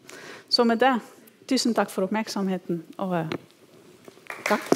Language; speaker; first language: Norwegian; non-native, fluent; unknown